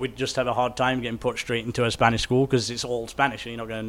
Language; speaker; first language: English; native; English